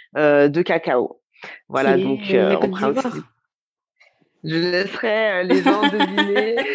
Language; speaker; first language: French; native; French